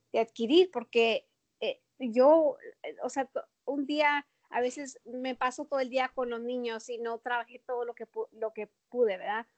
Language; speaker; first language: Spanish; early bilingual, heritage; Spanish